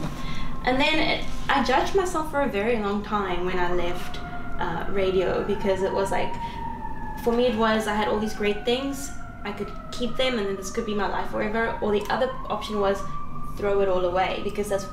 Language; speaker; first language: English; non-native, local second language; Afrikaans